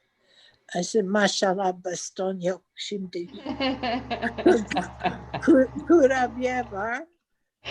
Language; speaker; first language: Turkish; non-native, learner; English